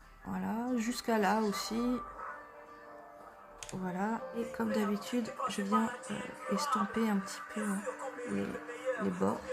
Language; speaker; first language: French; native; French